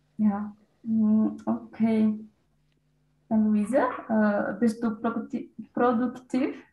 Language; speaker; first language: German; non-native, learner; Portuguese